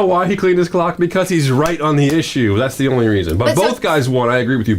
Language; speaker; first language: English; native; English